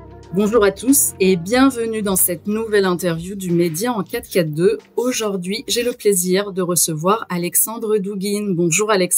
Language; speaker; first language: French; native; French